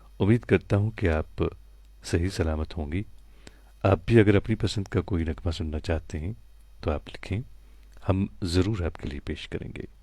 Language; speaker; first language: Hindi; non-native, local second language; Kashmiri